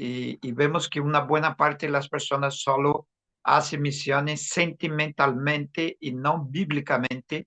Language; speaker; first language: Spanish; non-native, fluent; Portuguese